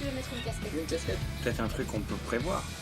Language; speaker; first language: French; native; French